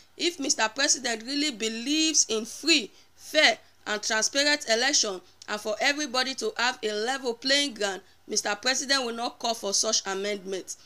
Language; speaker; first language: Nigerian Pidgin; native; Nigerian Pidgin